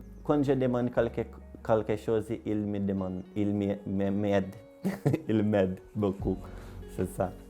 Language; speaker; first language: French; non-native, learner; Portuguese